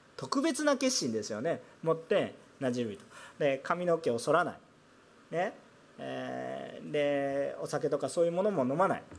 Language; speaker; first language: Japanese; non-native, fluent; Korean